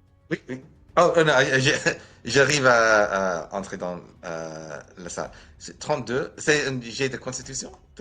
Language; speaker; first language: French; non-native, learner; English